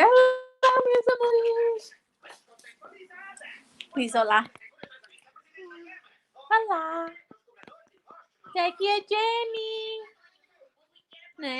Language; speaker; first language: Portuguese; non-native, local second language; Tetum